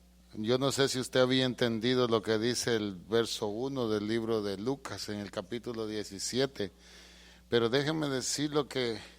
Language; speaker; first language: Spanish; native; Spanish